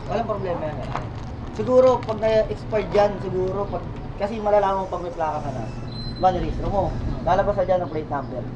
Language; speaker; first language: Filipino; native; Filipino